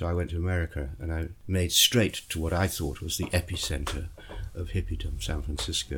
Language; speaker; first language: English; native; English